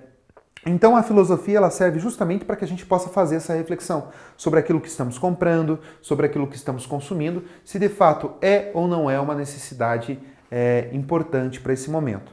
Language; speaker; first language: Portuguese; native; Portuguese